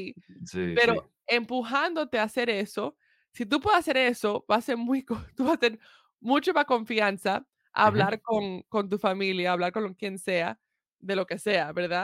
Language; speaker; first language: Spanish; early bilingual, heritage; Spanish